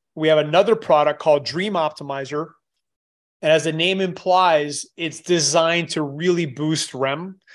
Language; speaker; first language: English; native; English